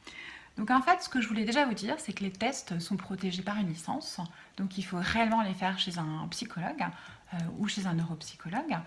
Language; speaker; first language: French; native; French